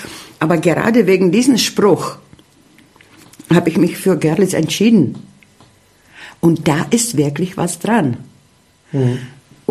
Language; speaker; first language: German; early bilingual, heritage; Czech